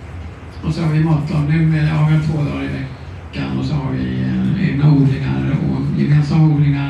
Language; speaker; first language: Swedish; native; Swedish